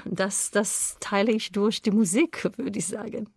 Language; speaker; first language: German; non-native, fluent; Hebrew